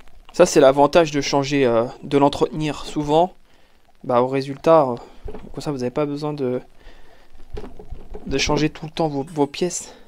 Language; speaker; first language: French; native; French